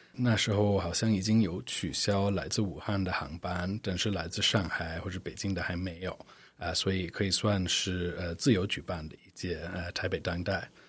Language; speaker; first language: Chinese; non-native, fluent; English